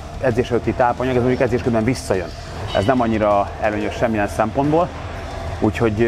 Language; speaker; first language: Hungarian; native; Hungarian